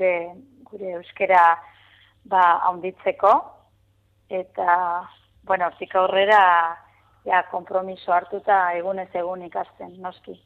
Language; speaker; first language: Basque; non-native, fluent; Spanish